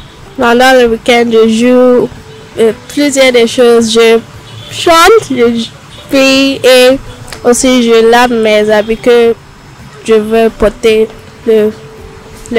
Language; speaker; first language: French; non-native, learner; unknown